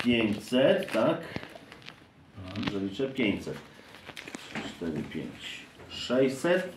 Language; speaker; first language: Polish; native; Polish